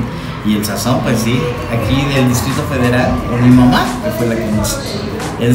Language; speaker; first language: Spanish; native; Spanish